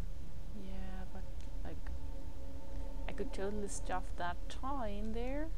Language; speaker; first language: English; non-native, fluent; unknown